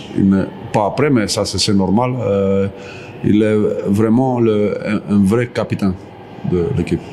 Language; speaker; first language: French; non-native, learner; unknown